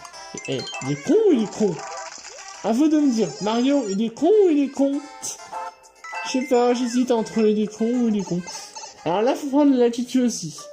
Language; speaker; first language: French; native; French